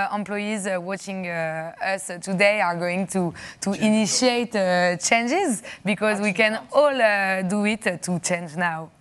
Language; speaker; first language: English; non-native, fluent; French